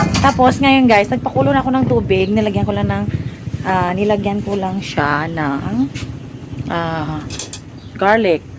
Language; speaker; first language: Filipino; non-native, local second language; Hiligaynon